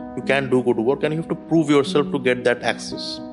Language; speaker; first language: English; non-native, local second language; Bangla